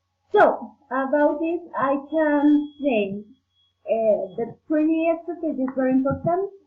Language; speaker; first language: English; non-native, learner; Spanish